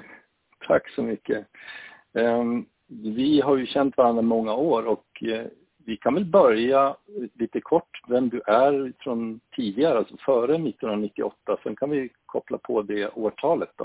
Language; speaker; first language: Swedish; native; Swedish